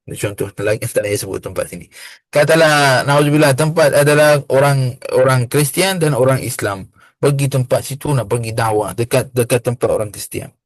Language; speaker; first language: Malay; non-native, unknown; Arabic